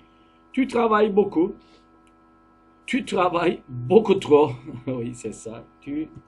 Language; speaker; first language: French; non-native, fluent; Turkish